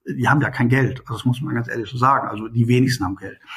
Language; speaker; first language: German; native; German